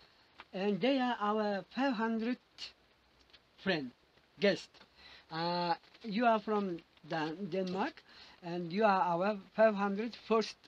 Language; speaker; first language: English; non-native, learner; Mongolian